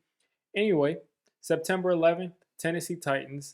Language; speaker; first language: English; native; English